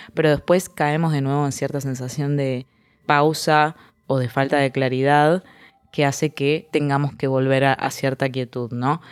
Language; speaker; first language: Spanish; native; Spanish